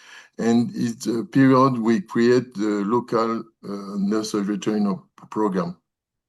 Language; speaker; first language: English; non-native, learner; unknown